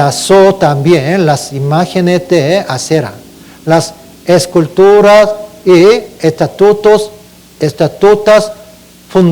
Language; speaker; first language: Spanish; non-native, learner; Korean